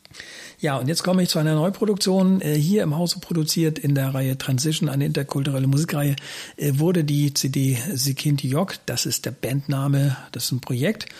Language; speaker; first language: German; native; German